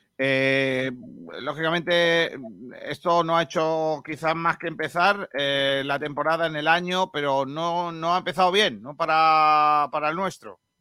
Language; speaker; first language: Spanish; native; Spanish